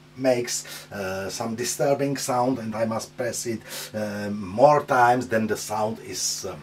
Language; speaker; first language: English; non-native, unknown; Czech